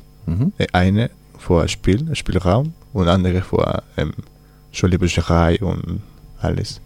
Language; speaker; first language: German; non-native, learner; Spanish